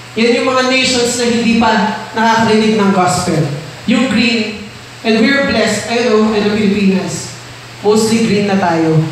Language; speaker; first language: Filipino; non-native, local second language; Iloko